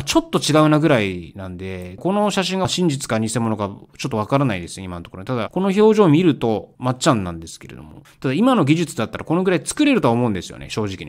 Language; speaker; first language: Japanese; native; Japanese